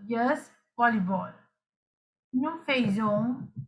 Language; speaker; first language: French; non-native, fluent; Sinhala